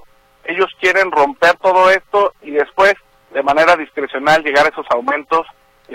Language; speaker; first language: Spanish; native; Spanish